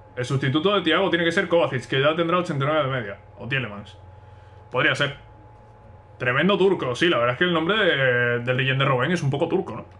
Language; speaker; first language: Spanish; native; Spanish